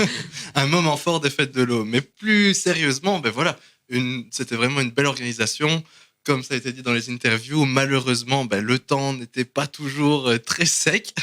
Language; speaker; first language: French; native; French